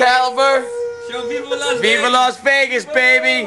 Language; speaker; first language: English; native; English